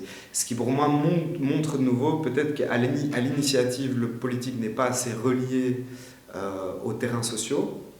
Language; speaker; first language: French; native; French